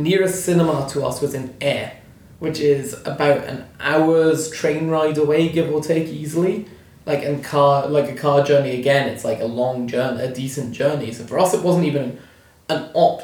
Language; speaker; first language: English; native; English